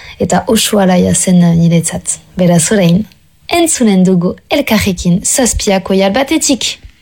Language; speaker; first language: Basque; non-native, local second language; French